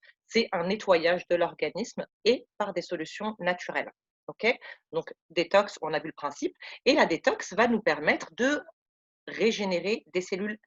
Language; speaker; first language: French; native; French